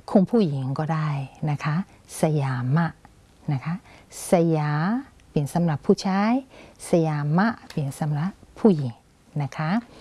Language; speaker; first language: Thai; non-native, fluent; Burmese